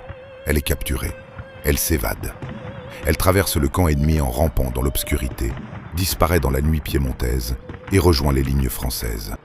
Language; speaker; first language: French; native; French